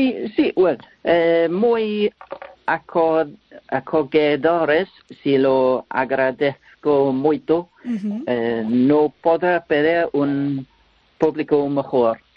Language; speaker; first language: Spanish; non-native, learner; English